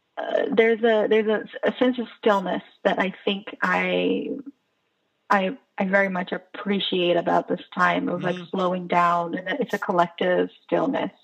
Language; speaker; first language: English; non-native, fluent; Portuguese